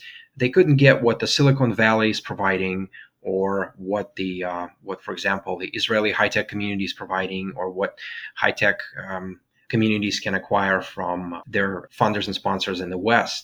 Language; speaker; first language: English; non-native, fluent; Russian